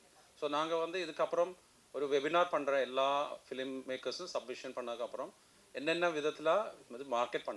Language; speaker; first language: Tamil; non-native, fluent; Malayalam